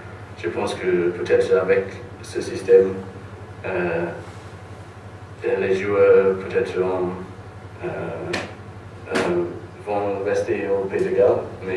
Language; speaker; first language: French; non-native, learner; English